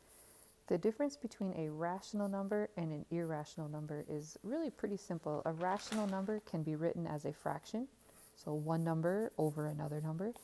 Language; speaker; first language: English; native; English